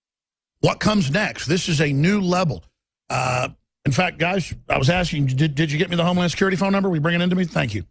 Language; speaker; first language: English; native; English